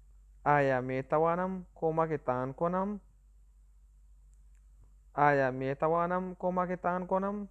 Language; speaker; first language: Persian; non-native, local second language; Pashto